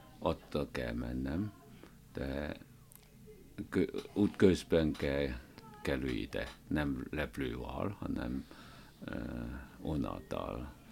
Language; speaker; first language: Hungarian; non-native, learner; Chinese